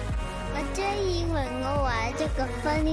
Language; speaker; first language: Cantonese; early bilingual, heritage; English